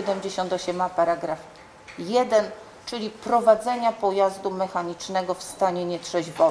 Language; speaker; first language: Polish; native; Polish